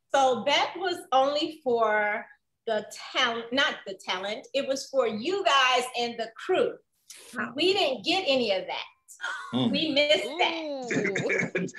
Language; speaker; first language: English; native; English